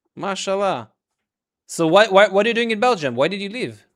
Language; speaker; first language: English; native; English